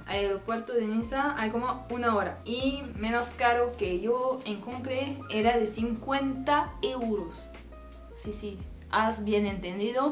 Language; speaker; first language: Spanish; non-native, learner; French